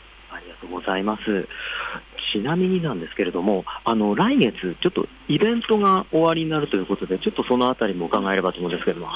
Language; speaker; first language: Japanese; native; Japanese